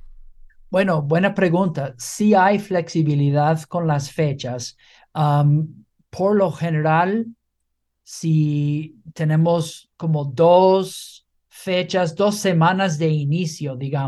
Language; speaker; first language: Spanish; non-native, fluent; English